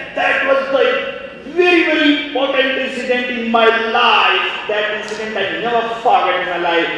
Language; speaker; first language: English; non-native, local second language; Hindi